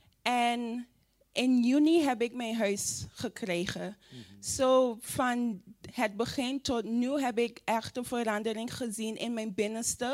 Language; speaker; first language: Dutch; non-native, fluent; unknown